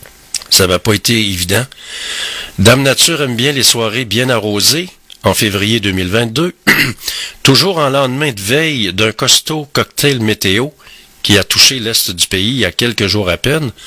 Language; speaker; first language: French; native; French